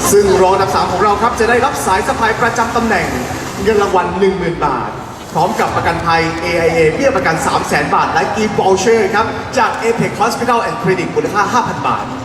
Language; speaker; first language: Thai; native; Thai